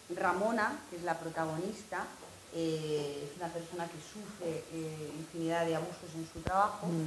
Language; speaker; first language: Spanish; native; Spanish